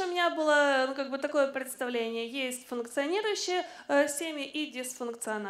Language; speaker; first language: Russian; native; Russian